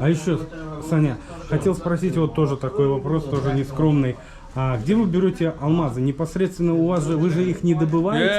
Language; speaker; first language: Russian; native; Russian